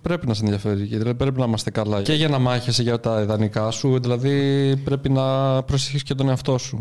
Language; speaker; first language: Greek; native; Greek